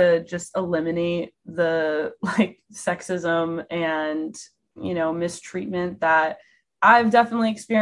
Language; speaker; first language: English; native; English